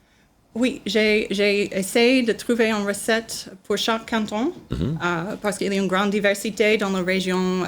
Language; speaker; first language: French; non-native, learner; English